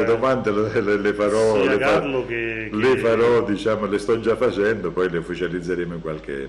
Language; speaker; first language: Italian; native; Italian